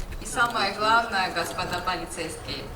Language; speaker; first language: Russian; non-native, fluent; Georgian